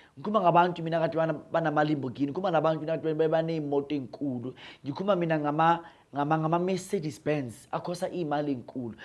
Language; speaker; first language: Zulu; non-native, local second language; Northern Sotho